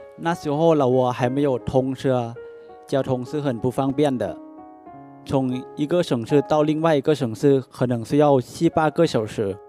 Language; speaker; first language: Chinese; non-native, fluent; Lao